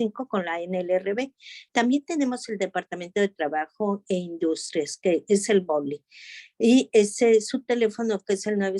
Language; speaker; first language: Spanish; native; Spanish